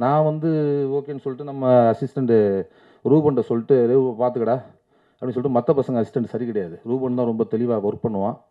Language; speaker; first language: Tamil; native; Tamil